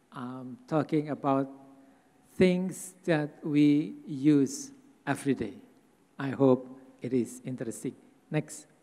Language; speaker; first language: English; non-native, fluent; Indonesian